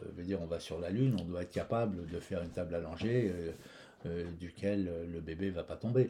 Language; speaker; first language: French; native; French